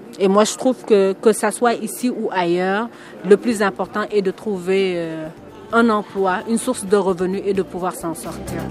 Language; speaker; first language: French; non-native, local second language; Wolof